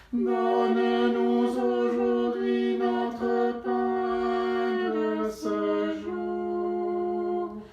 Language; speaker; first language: French; native; French